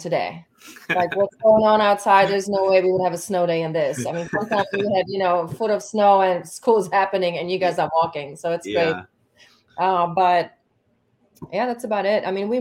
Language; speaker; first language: English; non-native, fluent; Czech